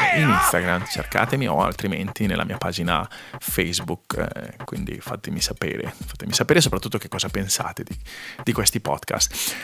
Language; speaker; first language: Italian; non-native, fluent; Spanish